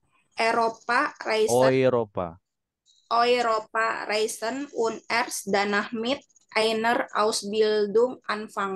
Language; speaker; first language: German; non-native, learner; Indonesian